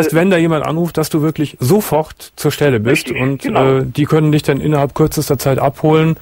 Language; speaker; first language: German; native; German